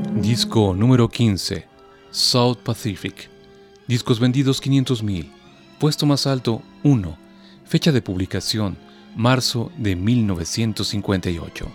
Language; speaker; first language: Spanish; native; Spanish